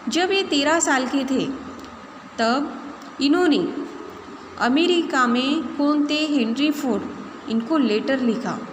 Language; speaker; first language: Hindi; non-native, local second language; Marathi